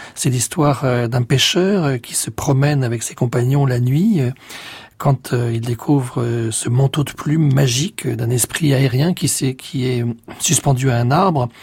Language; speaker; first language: French; native; French